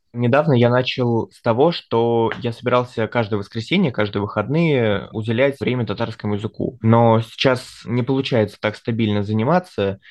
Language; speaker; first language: Russian; native; Russian